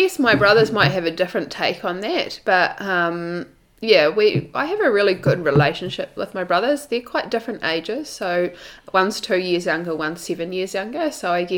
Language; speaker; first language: English; native; English